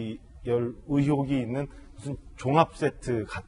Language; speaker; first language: Korean; native; Korean